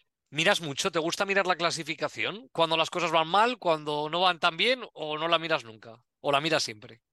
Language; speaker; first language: Spanish; native; Spanish